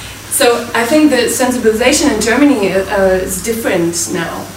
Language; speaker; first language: English; non-native, fluent; German